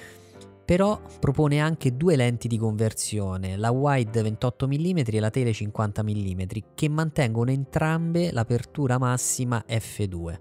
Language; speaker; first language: Italian; native; Italian